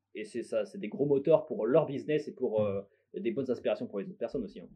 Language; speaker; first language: French; native; French